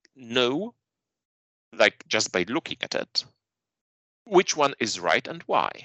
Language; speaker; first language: English; non-native, fluent; Polish